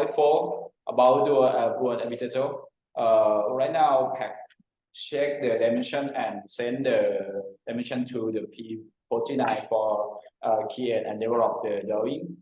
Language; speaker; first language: English; non-native, learner; Thai